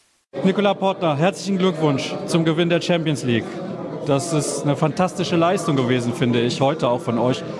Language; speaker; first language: German; native; German